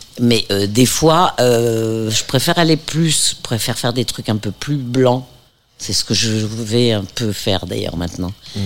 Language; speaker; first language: French; early bilingual, heritage; French